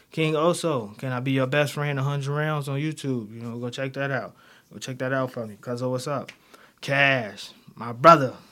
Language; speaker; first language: English; native; English